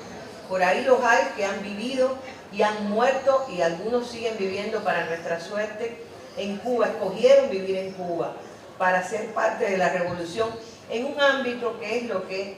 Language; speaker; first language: Spanish; native; Spanish